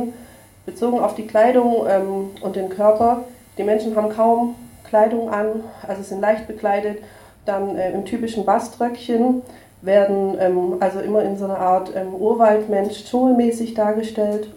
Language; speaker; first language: German; native; German